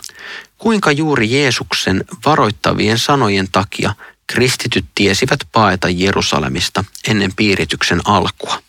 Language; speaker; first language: Finnish; native; Finnish